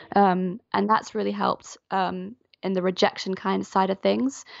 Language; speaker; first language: English; non-native, fluent; French